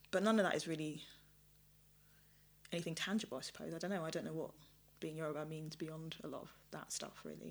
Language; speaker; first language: English; early bilingual, other home language; Yoruba